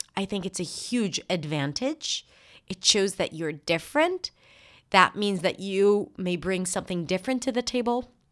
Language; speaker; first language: English; non-native, fluent; Hebrew